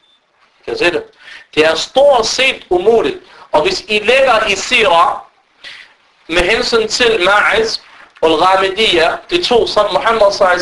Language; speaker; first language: Danish; non-native, fluent; Arabic